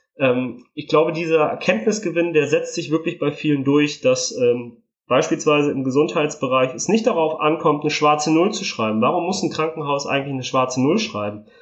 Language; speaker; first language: German; early bilingual, other home language; Italian